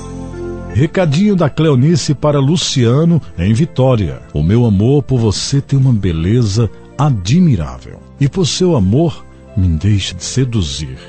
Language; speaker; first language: Portuguese; native; Portuguese